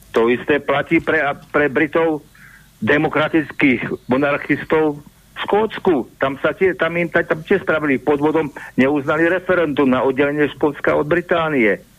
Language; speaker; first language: Slovak; native; Slovak